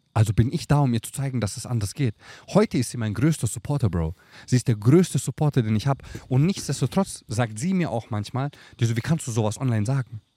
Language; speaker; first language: German; early bilingual, other home language; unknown